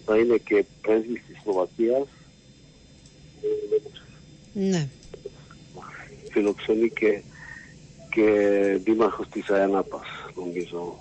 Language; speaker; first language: Greek; non-native, learner; Slovak